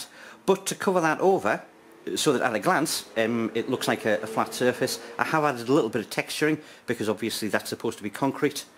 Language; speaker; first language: English; native; English